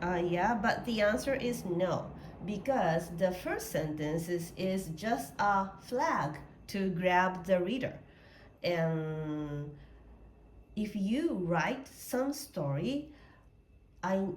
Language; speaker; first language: English; non-native, learner; Japanese